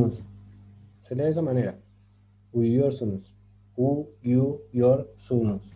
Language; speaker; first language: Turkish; non-native, fluent; Spanish